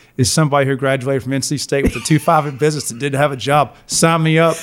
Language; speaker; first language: English; native; English